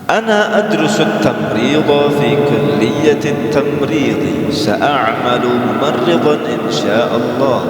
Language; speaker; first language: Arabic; non-native, fluent; Indonesian